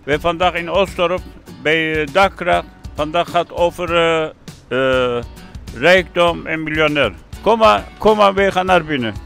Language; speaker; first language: Dutch; non-native, learner; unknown